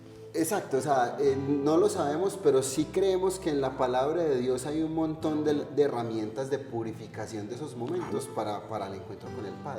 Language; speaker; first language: Spanish; native; Spanish